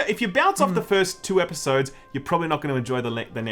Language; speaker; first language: English; native; English